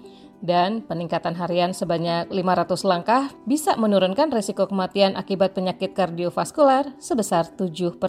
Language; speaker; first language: Indonesian; native; Indonesian